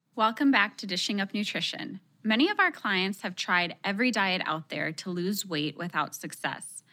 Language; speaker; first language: English; early bilingual, other home language; Spanish